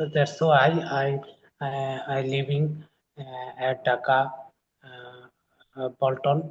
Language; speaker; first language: English; non-native, learner; Bangla